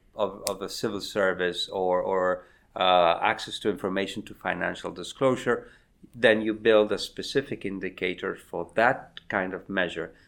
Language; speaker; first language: English; non-native, fluent; Spanish